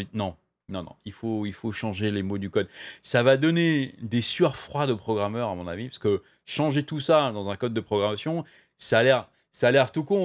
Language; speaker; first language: French; native; French